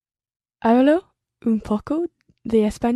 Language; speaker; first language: Spanish; non-native, learner; English